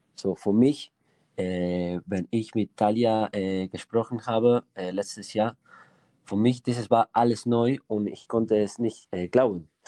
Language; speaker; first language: German; non-native, learner; Spanish